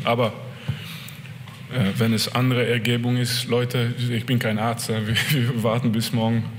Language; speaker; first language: German; non-native, fluent; French